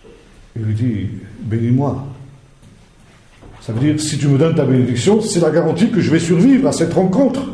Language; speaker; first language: French; native; French